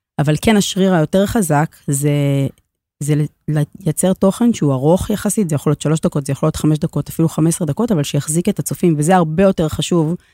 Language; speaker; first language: Hebrew; native; Hebrew